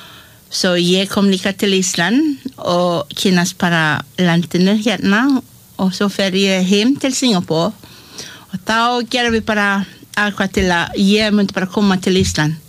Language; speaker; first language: Icelandic; non-native, learner; Malay